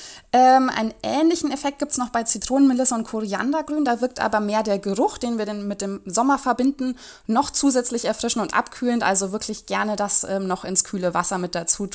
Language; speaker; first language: German; native; German